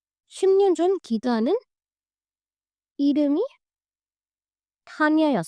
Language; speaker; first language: Korean; non-native, fluent; Hindi